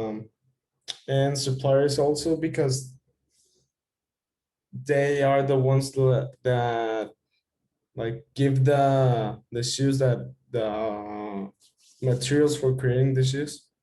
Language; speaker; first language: English; non-native, fluent; Spanish